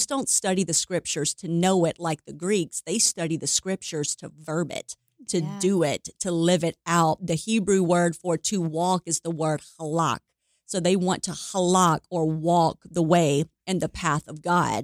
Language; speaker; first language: English; native; English